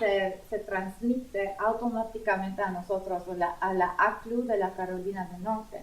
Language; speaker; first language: Spanish; non-native, fluent; English